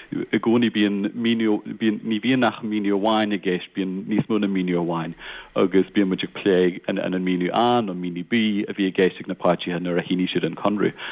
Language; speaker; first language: Irish; non-native, local second language; English